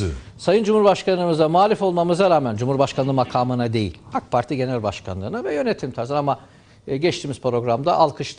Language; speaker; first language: Turkish; native; Turkish